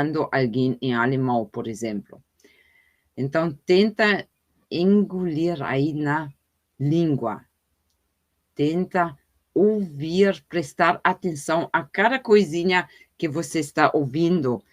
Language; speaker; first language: Portuguese; non-native, fluent; German